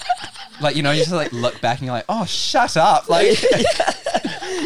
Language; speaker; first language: English; native; English